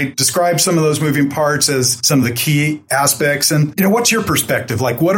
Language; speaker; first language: English; native; English